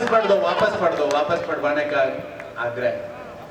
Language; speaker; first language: Hindi; native; Hindi